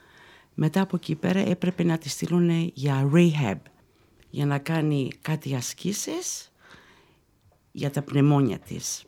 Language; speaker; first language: Greek; early bilingual, heritage; Greek